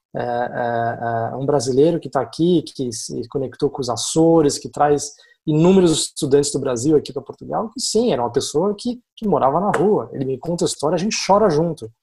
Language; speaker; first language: Portuguese; native; Portuguese